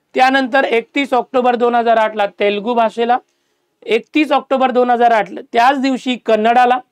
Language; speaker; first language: Marathi; native; Marathi